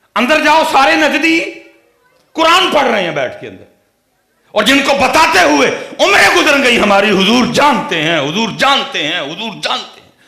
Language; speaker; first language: Urdu; non-native, local second language; Punjabi